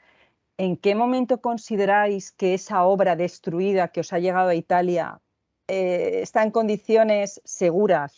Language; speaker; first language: Spanish; native; Spanish